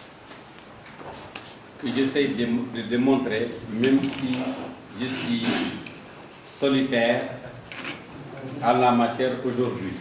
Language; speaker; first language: French; non-native, local second language; Wolof